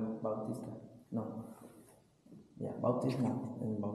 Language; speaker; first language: English; non-native, learner; Spanish